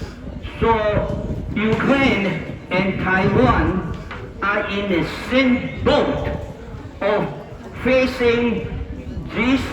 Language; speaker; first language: English; non-native, fluent; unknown